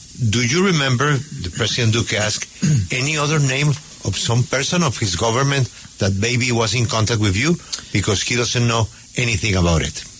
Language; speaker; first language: English; non-native, learner; Spanish